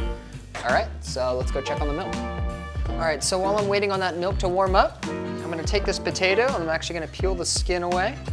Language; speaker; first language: English; native; English